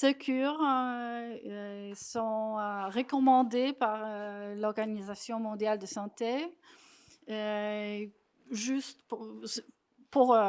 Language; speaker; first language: French; non-native, fluent; Polish